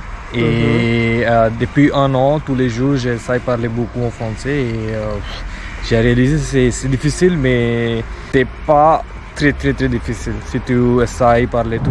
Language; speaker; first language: French; non-native, learner; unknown